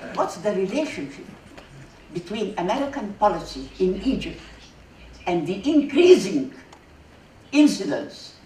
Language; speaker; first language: English; non-native, fluent; Arabic